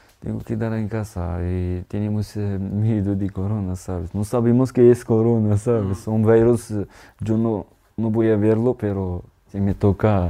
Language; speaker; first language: Spanish; non-native, learner; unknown